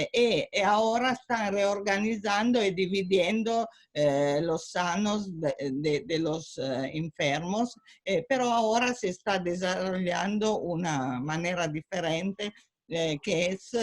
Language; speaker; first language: Spanish; non-native, fluent; Italian